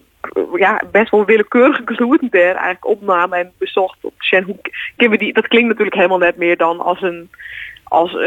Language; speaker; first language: Dutch; non-native, local second language; Western Frisian